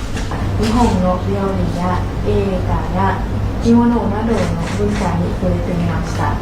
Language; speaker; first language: Japanese; non-native, learner; Lao